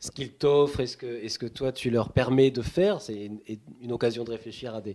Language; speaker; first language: French; native; French